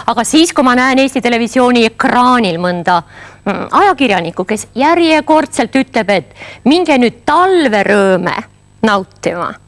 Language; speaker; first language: Estonian; native; Estonian